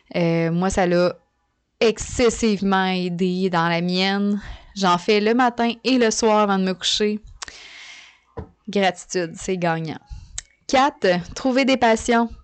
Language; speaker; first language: French; native; French